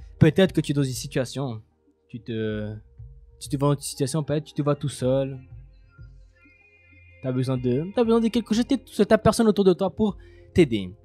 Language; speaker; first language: French; native; French